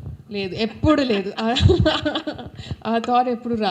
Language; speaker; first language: Telugu; non-native, local second language; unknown